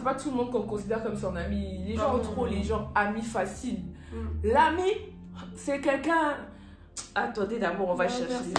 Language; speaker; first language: French; native; French